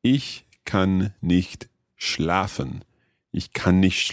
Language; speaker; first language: German; non-native, learner; English